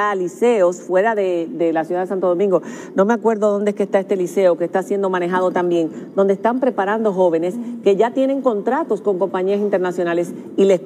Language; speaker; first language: Spanish; native; Spanish